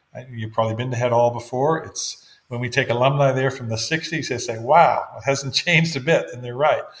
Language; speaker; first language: English; native; English